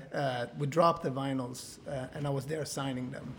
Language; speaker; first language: English; non-native, fluent; Swedish